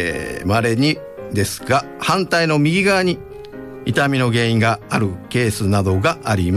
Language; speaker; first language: Japanese; native; Japanese